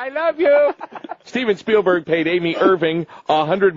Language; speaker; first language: English; native; English